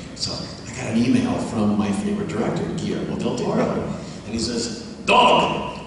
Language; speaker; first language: English; native; English